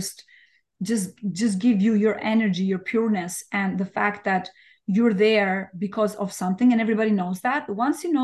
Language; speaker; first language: English; non-native, fluent; Albanian